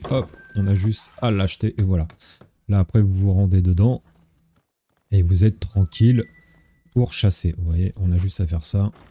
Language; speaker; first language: French; native; French